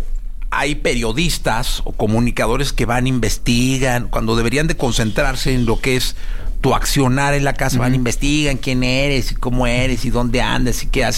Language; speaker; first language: Spanish; native; Spanish